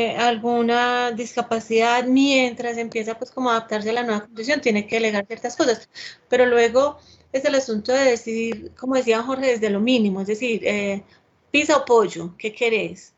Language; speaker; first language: Spanish; native; Spanish